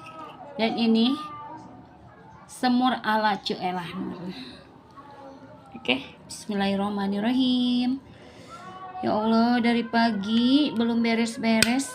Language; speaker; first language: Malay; non-native, local second language; Sundanese